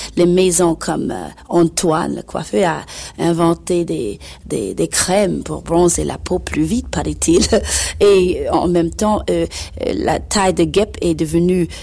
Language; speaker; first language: French; non-native, fluent; English